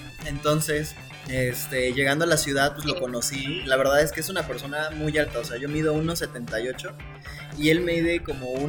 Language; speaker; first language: Spanish; native; Spanish